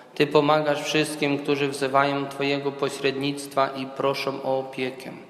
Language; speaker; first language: Polish; early bilingual, heritage; Polish